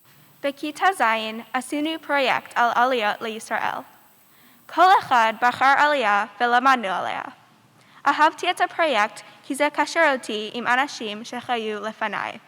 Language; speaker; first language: Hebrew; non-native, learner; English